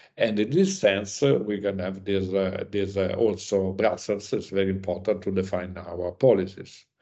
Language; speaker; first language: English; non-native, learner; Italian